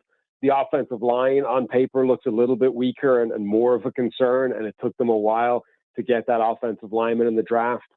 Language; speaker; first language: English; native; English